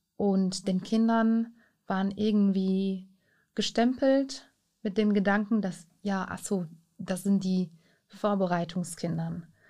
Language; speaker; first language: German; non-native, fluent; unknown